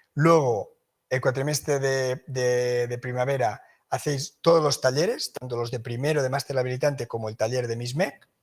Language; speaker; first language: Spanish; non-native, local second language; Catalan